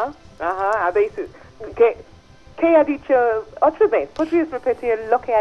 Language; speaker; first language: Spanish; non-native, fluent; English